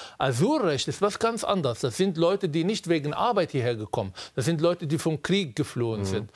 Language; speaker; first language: German; non-native, fluent; Arabic